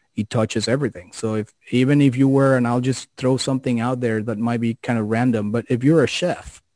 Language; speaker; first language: English; non-native, fluent; Spanish